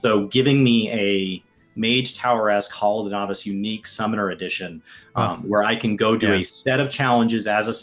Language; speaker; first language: English; native; English